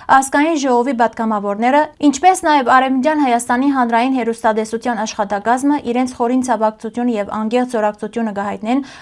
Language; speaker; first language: Armenian; early bilingual, heritage; Armenian